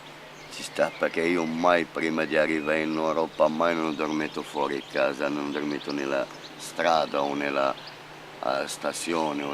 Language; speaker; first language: Italian; non-native, fluent; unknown